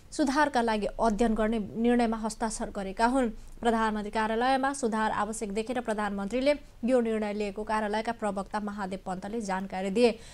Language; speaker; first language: Nepali; non-native, local second language; Maithili